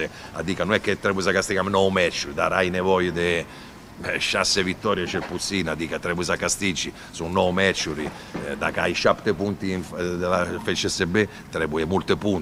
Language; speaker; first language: Romanian; non-native, fluent; Italian